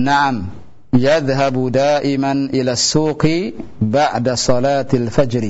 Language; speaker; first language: Arabic; non-native, fluent; Indonesian